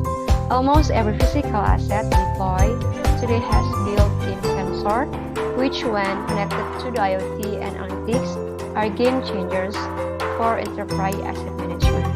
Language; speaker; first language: English; non-native, learner; Indonesian